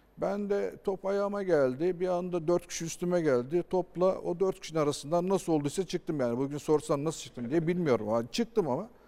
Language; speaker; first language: Turkish; native; Turkish